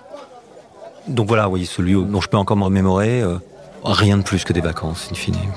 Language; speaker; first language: French; native; French